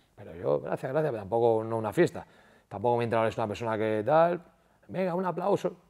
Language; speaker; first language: Spanish; native; Spanish